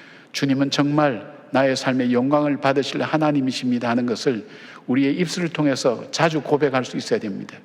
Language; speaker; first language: Korean; native; Korean